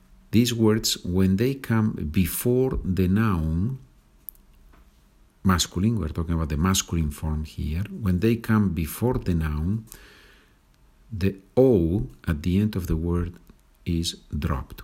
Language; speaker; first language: English; non-native, fluent; Spanish